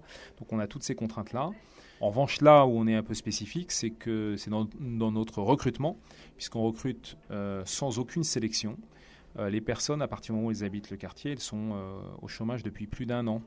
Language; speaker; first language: French; native; French